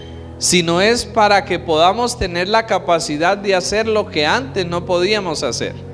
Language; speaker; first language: Spanish; native; Spanish